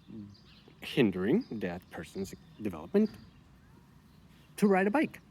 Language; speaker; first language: English; non-native, fluent; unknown